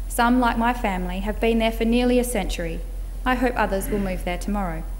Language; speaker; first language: English; native; English